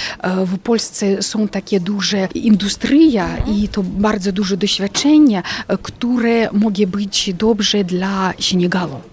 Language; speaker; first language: Polish; non-native, fluent; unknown